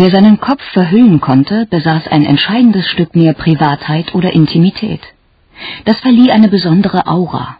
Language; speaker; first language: German; native; German